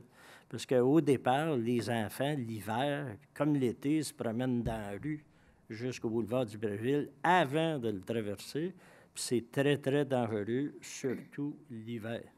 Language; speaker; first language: French; native; French